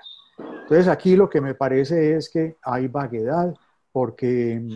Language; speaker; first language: Spanish; native; Spanish